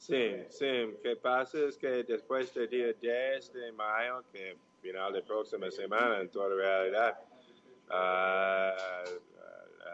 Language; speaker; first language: Portuguese; non-native, fluent; English